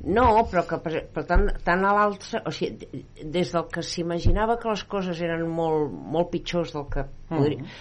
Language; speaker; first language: Catalan; native; Catalan